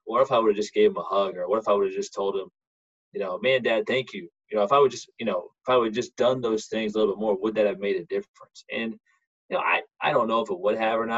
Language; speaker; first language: English; native; English